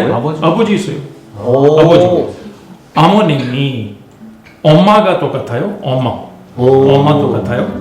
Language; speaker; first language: Korean; non-native, learner; Urdu